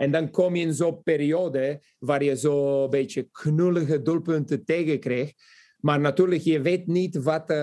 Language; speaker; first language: Dutch; non-native, fluent; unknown